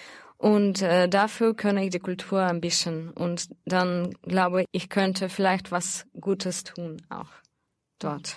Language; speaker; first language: German; non-native, fluent; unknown